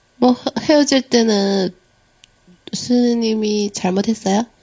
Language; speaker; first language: Korean; non-native, learner; Chinese